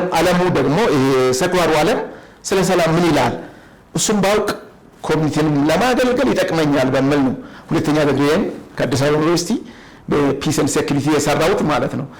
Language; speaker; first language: Amharic; non-native, local second language; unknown